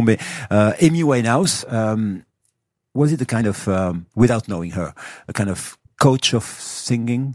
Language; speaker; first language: English; non-native, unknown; French